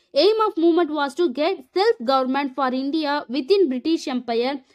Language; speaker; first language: English; non-native, local second language; Tamil